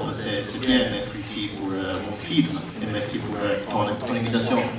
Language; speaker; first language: French; non-native, learner; Italian